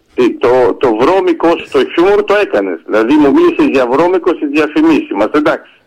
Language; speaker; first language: Greek; early bilingual, heritage; Greek